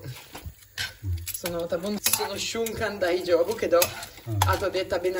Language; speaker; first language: Japanese; non-native, learner; Italian